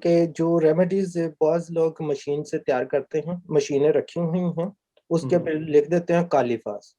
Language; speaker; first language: Urdu; native; Urdu